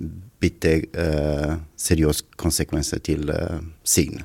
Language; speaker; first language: Swedish; non-native, learner; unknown